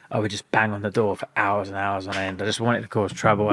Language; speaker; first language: English; native; English